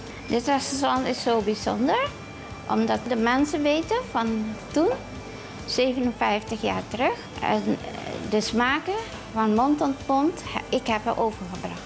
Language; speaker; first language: Dutch; non-native, fluent; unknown